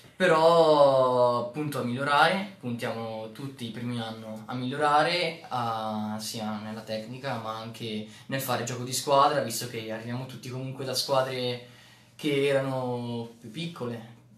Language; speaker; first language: Italian; native; Italian